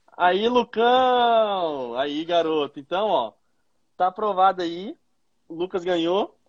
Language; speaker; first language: Portuguese; native; Portuguese